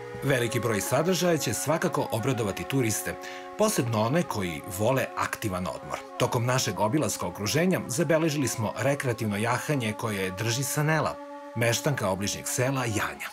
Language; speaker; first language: Serbian; native; Serbian